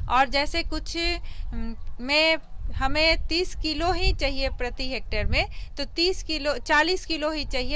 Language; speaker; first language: Hindi; native; Hindi